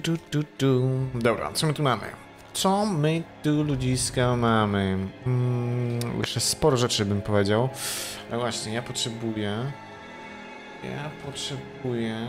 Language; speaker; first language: Polish; native; Polish